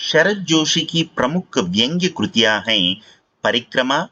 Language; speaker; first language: Hindi; non-native, local second language; Telugu